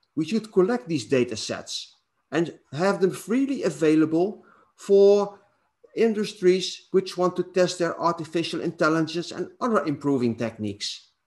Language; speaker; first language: English; non-native, fluent; Dutch